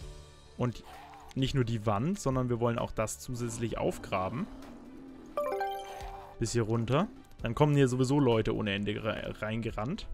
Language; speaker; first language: German; native; German